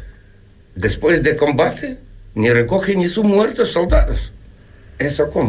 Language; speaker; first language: Spanish; non-native, learner; Ukrainian